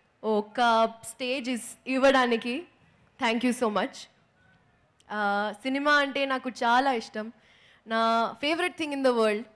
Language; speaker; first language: Telugu; non-native, local second language; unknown